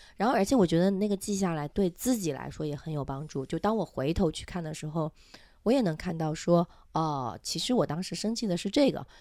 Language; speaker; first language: Chinese; non-native, local second language; Min Nan Chinese